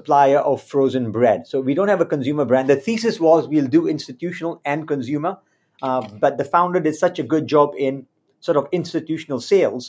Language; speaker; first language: English; native; English